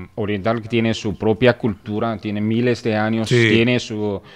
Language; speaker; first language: Spanish; non-native, fluent; Chinese